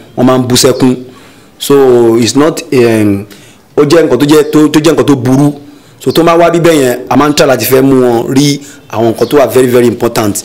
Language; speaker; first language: Yoruba; non-native, local second language; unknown